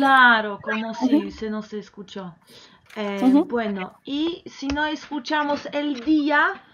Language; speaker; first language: Spanish; non-native, fluent; Polish